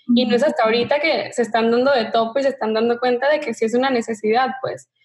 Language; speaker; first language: Spanish; native; Spanish